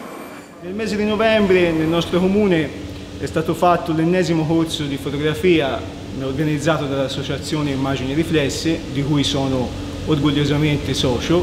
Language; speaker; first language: Italian; native; Italian